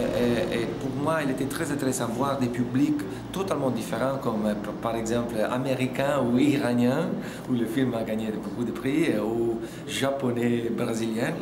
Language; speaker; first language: French; non-native, fluent; Italian